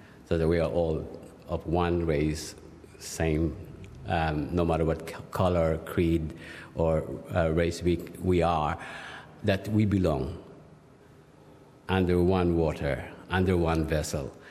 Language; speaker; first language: English; non-native, local second language; Filipino